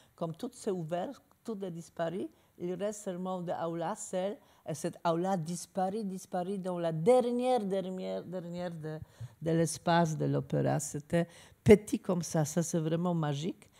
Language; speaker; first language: French; non-native, learner; Polish